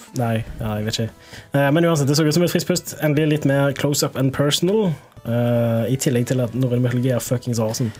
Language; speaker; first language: Norwegian; native; Norwegian